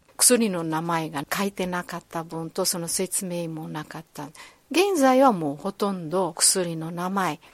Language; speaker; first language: Japanese; non-native, fluent; Portuguese